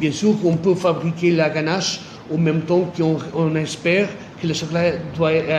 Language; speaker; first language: French; non-native, fluent; Portuguese